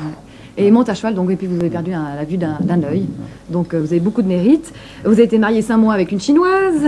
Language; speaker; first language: French; native; French